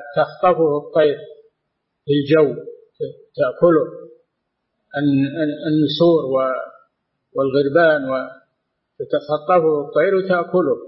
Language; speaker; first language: Arabic; native; Arabic